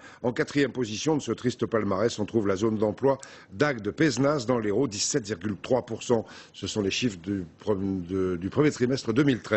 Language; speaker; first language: French; native; French